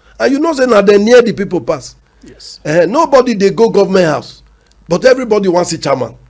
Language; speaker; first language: Nigerian Pidgin; non-native, local second language; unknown